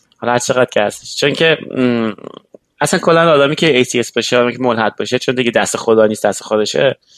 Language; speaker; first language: Persian; native; Persian